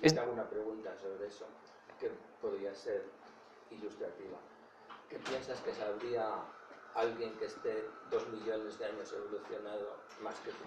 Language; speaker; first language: Spanish; native; Spanish